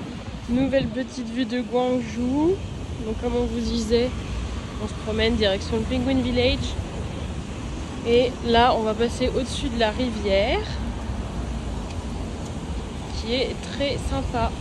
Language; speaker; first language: French; native; French